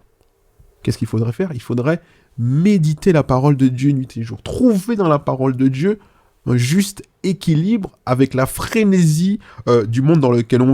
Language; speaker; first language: French; native; French